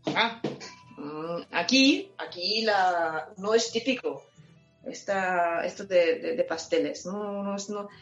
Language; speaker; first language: Spanish; non-native, fluent; German